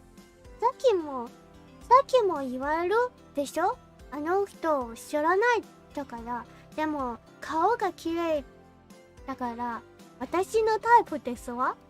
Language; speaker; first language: Japanese; non-native, learner; English